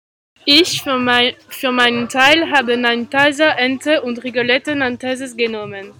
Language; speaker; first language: German; non-native, learner; French